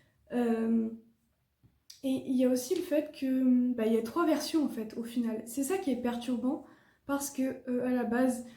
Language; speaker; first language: French; native; French